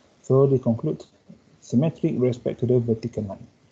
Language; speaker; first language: English; non-native, local second language; Malay